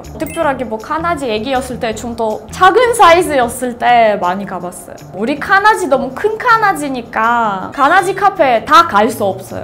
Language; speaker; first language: Korean; non-native, fluent; Russian